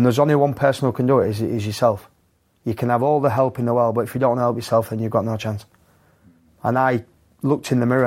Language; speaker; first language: English; native; English